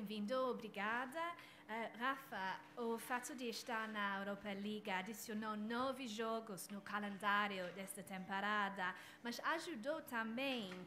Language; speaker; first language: Portuguese; non-native, fluent; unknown